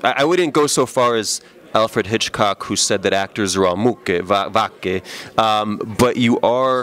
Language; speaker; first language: English; early bilingual, other home language; Italian